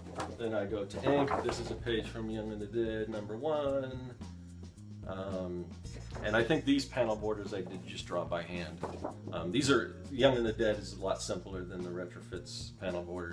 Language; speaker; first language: English; native; English